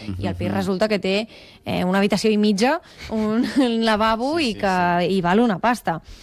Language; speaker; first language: Catalan; native; Catalan